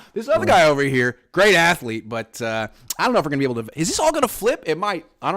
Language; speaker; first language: English; native; English